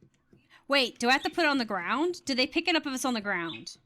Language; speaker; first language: English; native; English